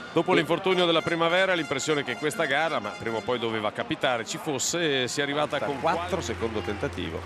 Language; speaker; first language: Italian; native; Italian